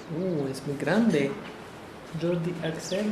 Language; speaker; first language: Spanish; non-native, learner; French